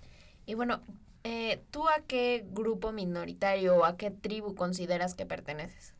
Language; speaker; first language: Spanish; native; Spanish